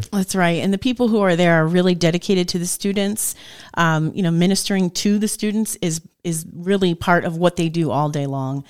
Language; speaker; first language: English; native; English